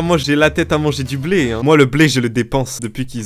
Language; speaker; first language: French; native; French